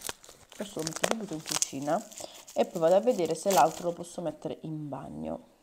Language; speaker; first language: Italian; native; Italian